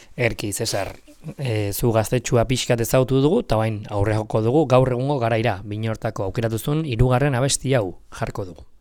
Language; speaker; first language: Basque; native; Basque